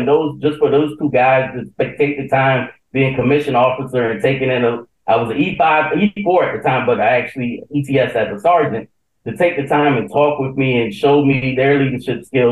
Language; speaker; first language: English; native; English